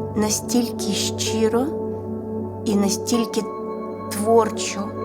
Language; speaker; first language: Ukrainian; non-native, local second language; Russian